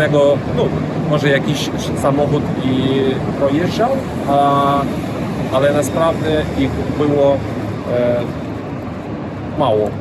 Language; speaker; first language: Polish; non-native, learner; Ukrainian